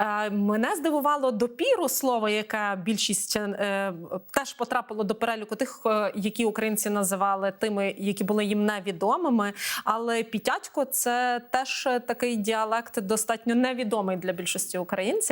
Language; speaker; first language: Ukrainian; native; Ukrainian